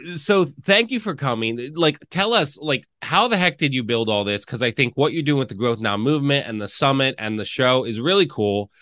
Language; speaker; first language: English; native; English